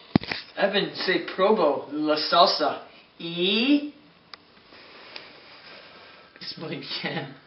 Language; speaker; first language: Spanish; non-native, learner; English